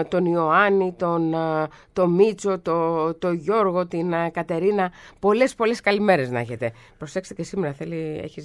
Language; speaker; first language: Greek; native; Greek